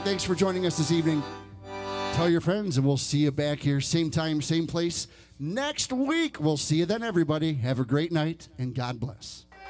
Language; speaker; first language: English; native; English